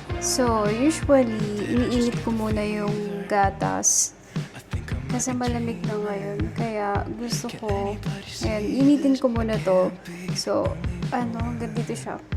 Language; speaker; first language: Filipino; native; Filipino